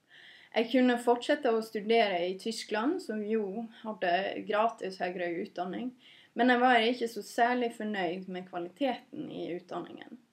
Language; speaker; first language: Norwegian; non-native, fluent; English